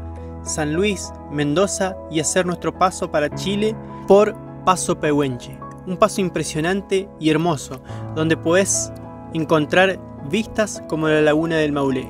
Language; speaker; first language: Spanish; native; Spanish